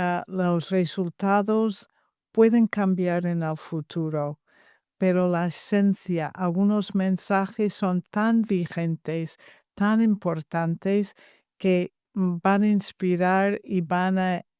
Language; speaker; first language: Spanish; non-native, fluent; English